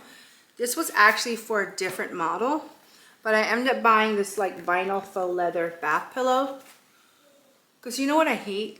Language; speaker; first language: English; native; English